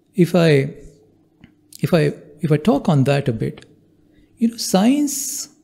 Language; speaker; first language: English; non-native, local second language; Hindi